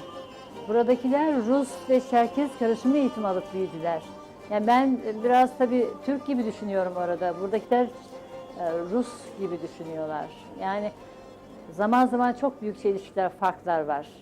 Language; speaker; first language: Turkish; non-native, local second language; Adyghe